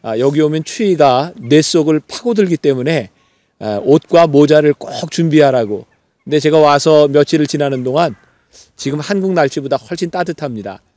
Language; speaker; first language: Korean; native; Korean